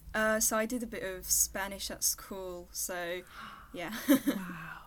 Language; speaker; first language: English; non-native, fluent; French